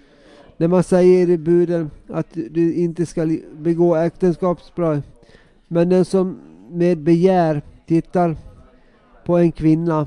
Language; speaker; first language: Swedish; non-native, local second language; Finnish